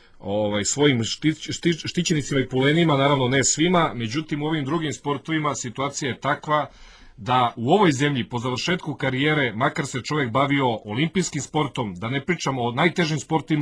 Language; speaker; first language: Serbian; native; Serbian